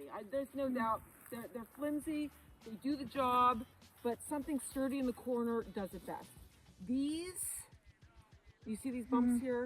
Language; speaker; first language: English; native; English